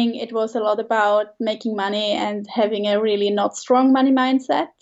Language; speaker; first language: English; non-native, fluent; Swiss German